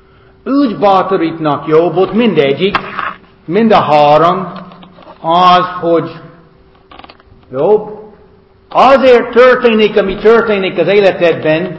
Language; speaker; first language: Hungarian; non-native, fluent; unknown